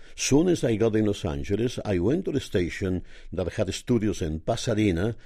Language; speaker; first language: English; non-native, fluent; Spanish